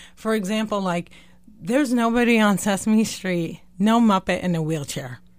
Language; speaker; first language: English; native; English